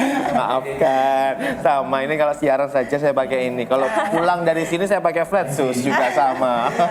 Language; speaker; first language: Indonesian; native; Indonesian